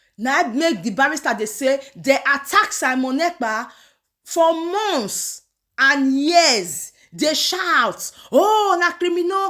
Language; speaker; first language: Nigerian Pidgin; non-native, local second language; Igbo